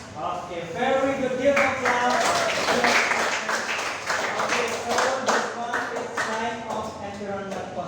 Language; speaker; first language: English; non-native, learner; Indonesian